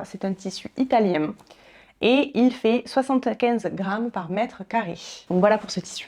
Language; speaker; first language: French; native; French